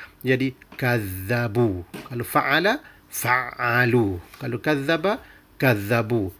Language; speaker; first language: Malay; native; Malay